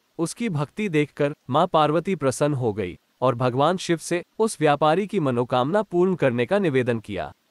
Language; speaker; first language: Hindi; non-native, local second language; Gujarati